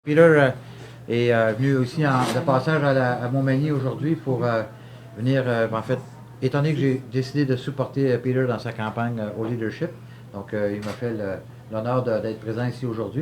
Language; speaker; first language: French; native; French